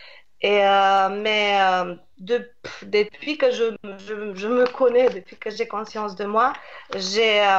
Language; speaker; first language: French; non-native, fluent; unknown